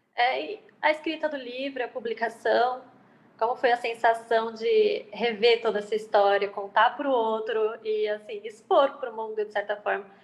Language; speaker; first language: Portuguese; native; Portuguese